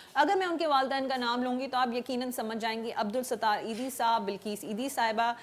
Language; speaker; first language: Urdu; native; Urdu